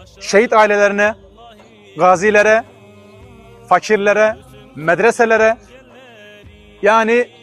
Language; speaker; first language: Turkish; non-native, fluent; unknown